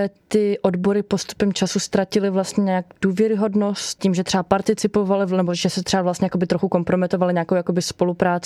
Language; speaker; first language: Czech; native; Czech